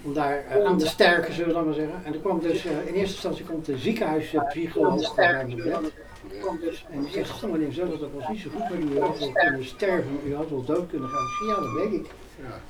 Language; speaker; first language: Dutch; native; Dutch